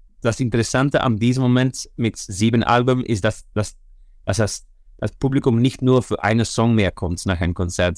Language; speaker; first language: German; non-native, learner; Dutch